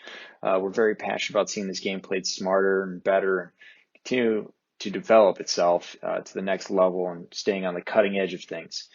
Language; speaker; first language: English; native; English